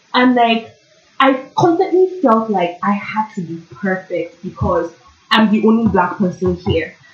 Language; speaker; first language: English; non-native, local second language; Yoruba